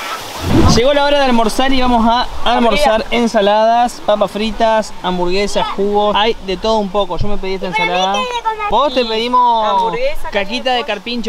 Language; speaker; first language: Spanish; native; Spanish